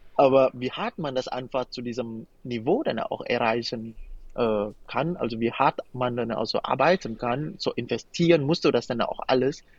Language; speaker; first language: German; non-native, fluent; Indonesian